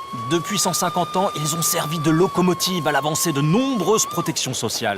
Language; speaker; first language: French; native; French